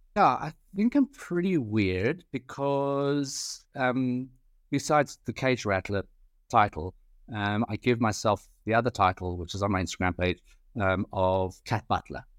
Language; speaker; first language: English; native; English